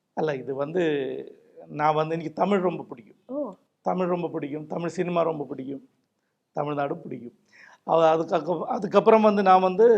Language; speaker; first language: Tamil; non-native, local second language; Malayalam